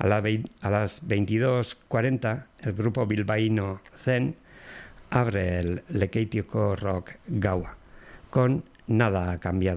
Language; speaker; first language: Spanish; non-native, local second language; Basque